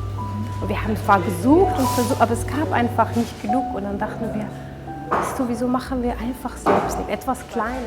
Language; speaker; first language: German; non-native, fluent; Dutch